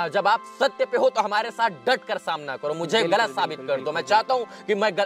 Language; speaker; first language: Hindi; native; Hindi